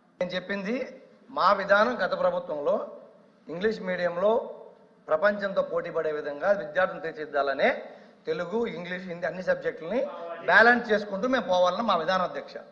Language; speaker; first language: Telugu; native; Telugu